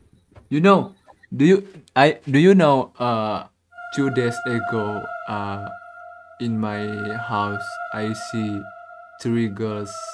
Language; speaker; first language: English; non-native, learner; Indonesian